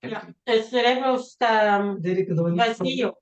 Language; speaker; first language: Spanish; non-native, fluent; Portuguese